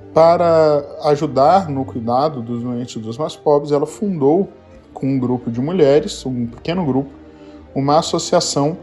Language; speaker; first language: Portuguese; native; Portuguese